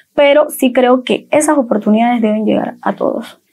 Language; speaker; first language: Spanish; native; Spanish